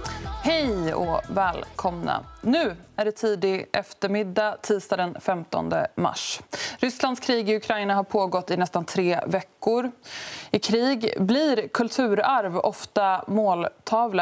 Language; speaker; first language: Swedish; native; Swedish